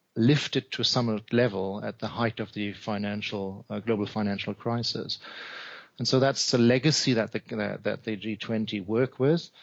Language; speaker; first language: English; non-native, fluent; German